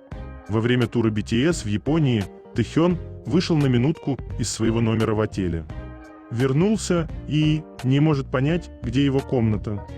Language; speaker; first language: Russian; native; Russian